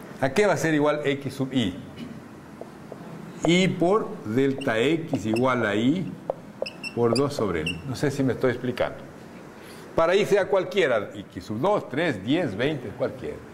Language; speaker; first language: Spanish; native; Spanish